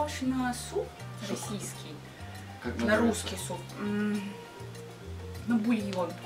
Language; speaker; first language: Russian; native; Russian